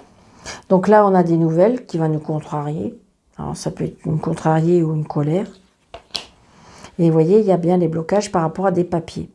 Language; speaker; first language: French; native; French